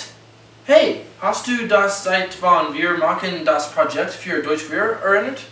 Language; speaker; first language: German; non-native, learner; English